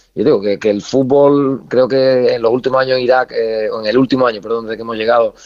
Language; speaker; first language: Spanish; native; Spanish